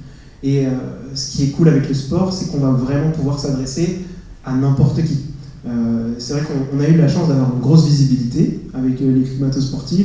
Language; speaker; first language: French; native; French